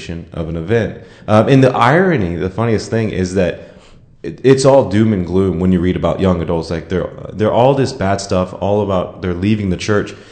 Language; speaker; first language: English; native; English